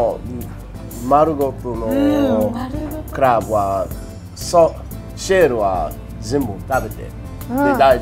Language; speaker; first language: Japanese; non-native, learner; English